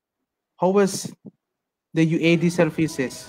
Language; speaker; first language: English; non-native, fluent; Indonesian